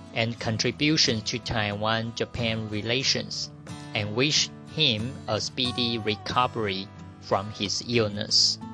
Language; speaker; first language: English; non-native, fluent; Chinese